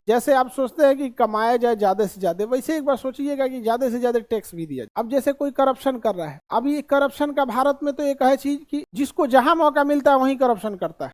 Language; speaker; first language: Hindi; native; Hindi